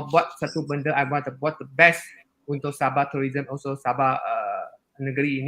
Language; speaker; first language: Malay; non-native, local second language; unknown